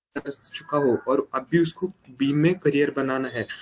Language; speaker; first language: Hindi; non-native, local second language; Marathi